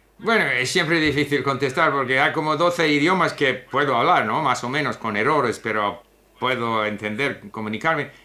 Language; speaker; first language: Spanish; non-native, fluent; English